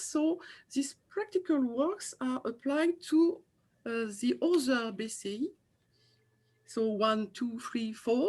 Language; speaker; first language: English; non-native, fluent; French